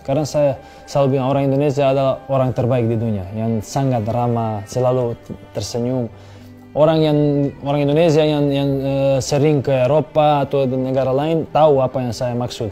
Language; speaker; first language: Indonesian; non-native, fluent; Serbian